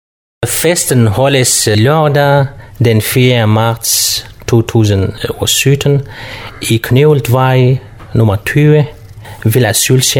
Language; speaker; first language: Danish; non-native, fluent; Kurdish